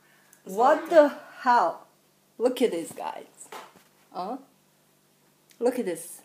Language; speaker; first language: English; non-native, learner; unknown